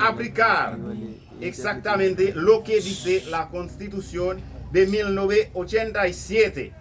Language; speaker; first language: Spanish; non-native, fluent; Haitian Creole